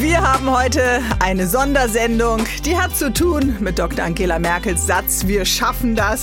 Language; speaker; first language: German; native; German